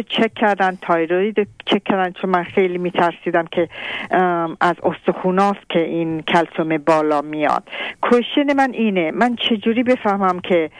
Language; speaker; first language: Persian; native; Persian